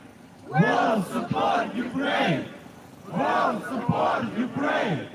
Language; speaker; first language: English; non-native, learner; Ukrainian